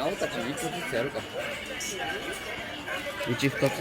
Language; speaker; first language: Japanese; native; Japanese